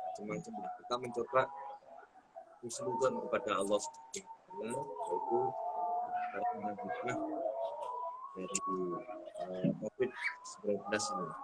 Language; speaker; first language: Indonesian; non-native, local second language; Javanese